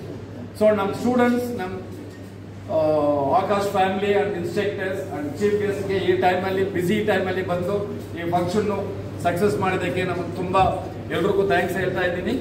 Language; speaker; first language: Kannada; non-native, local second language; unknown